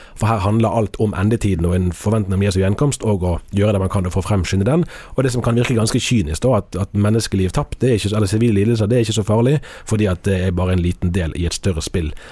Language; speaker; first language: Norwegian; native; Norwegian